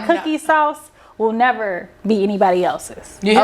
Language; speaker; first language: English; native; English